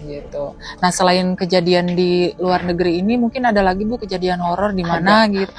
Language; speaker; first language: Indonesian; native; Indonesian